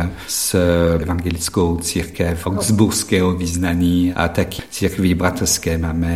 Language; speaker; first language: Czech; non-native, fluent; French